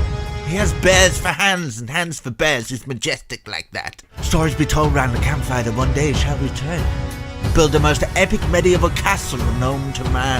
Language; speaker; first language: English; native; English